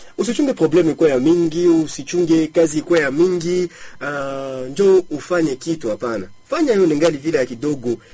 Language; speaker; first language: Swahili; native; Swahili